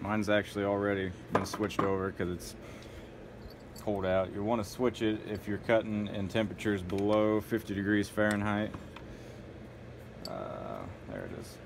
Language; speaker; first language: English; native; English